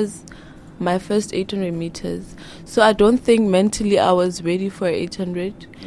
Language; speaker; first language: English; non-native, local second language; Southern Sotho